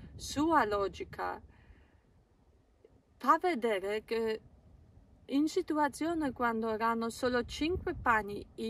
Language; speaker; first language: Italian; non-native, fluent; Polish